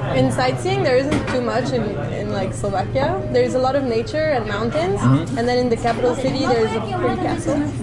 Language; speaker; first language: English; non-native, fluent; Slovak